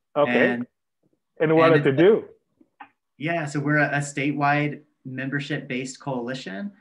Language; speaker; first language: English; native; English